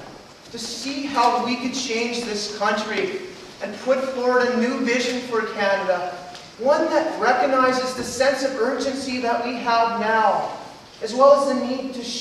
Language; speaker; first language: English; native; English